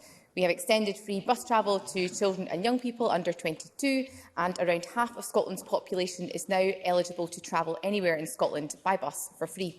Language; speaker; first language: English; native; English